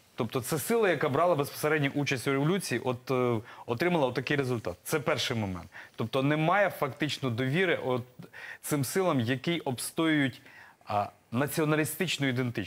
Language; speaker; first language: Ukrainian; native; Ukrainian